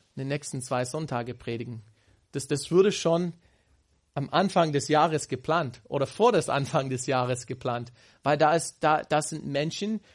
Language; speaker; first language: German; non-native, fluent; English